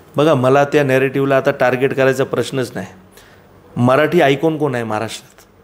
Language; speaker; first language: Marathi; non-native, local second language; Gujarati